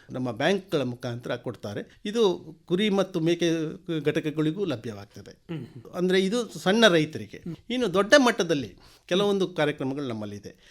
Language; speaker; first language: Kannada; native; Kannada